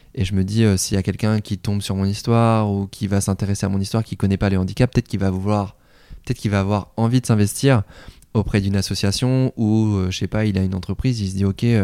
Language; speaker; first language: French; native; French